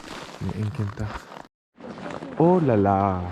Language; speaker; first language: Spanish; non-native, learner; French